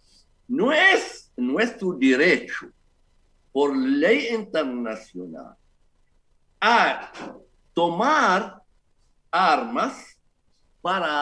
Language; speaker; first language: Spanish; non-native, fluent; Arabic